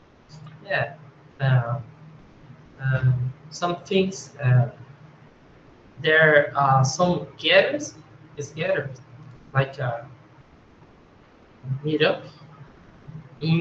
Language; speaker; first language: English; non-native, learner; Portuguese